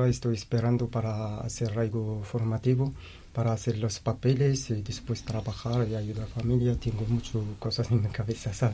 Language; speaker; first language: Spanish; non-native, learner; Arabic